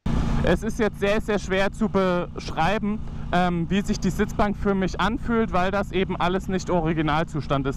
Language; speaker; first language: German; native; German